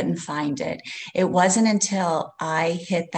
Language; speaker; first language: English; native; English